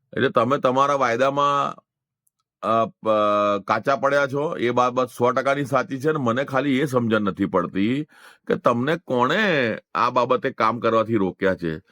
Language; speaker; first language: Gujarati; non-native, local second language; Hindi